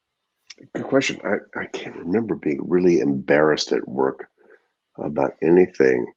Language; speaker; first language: English; native; English